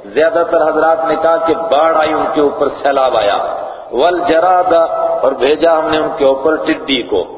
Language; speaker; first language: Urdu; non-native, local second language; Kashmiri